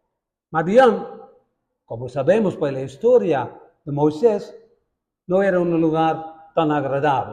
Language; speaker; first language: Spanish; non-native, fluent; Dutch